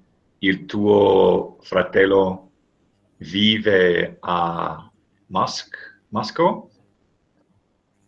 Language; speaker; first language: Italian; non-native, learner; English